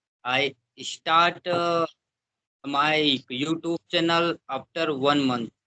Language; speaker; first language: English; non-native, learner; Hindi